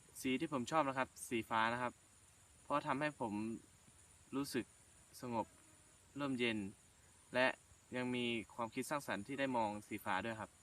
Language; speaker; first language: Thai; native; Thai